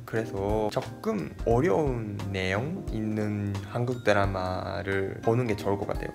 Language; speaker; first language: Korean; non-native, fluent; Japanese